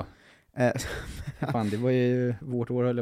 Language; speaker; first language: Swedish; native; Swedish